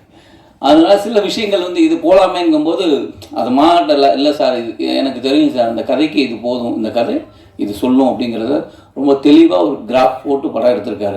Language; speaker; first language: Tamil; native; Tamil